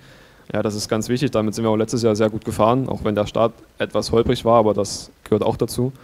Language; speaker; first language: German; native; German